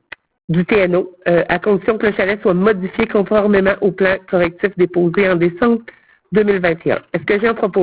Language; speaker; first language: French; native; French